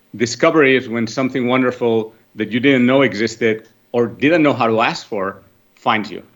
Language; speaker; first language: English; non-native, fluent; Catalan